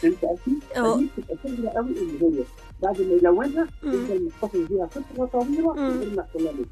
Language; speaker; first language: Arabic; native; Arabic